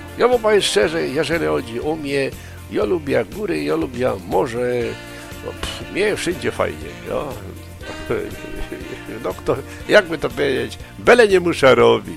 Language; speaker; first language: Polish; early bilingual, heritage; Polish